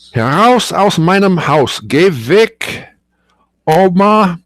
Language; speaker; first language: German; non-native, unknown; English